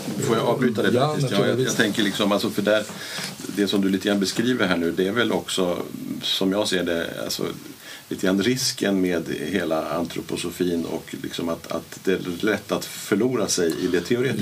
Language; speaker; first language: Swedish; native; Swedish